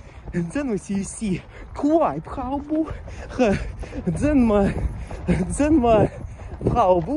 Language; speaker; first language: Chinese; non-native, learner; Russian